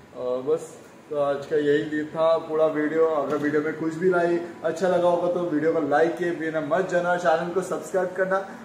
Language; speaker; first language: Hindi; non-native, local second language; Marathi